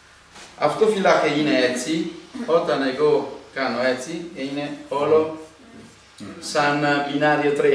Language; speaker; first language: Greek; non-native, learner; Italian